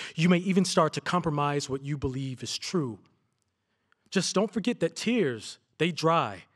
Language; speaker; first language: English; native; English